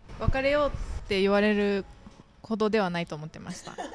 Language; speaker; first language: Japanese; non-native, learner; Korean